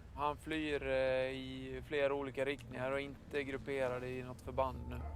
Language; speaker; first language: Swedish; native; Swedish